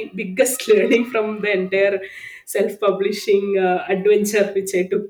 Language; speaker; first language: English; non-native, local second language; Malayalam